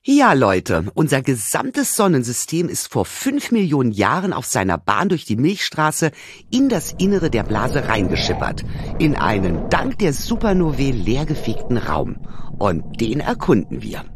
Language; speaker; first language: German; native; German